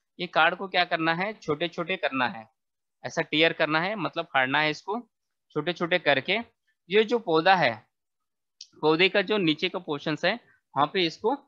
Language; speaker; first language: Hindi; non-native, local second language; Marathi